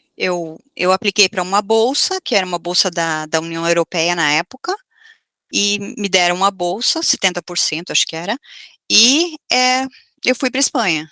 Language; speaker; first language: Portuguese; native; Portuguese